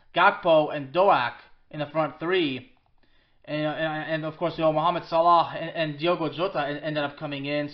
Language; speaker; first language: English; early bilingual, other home language; French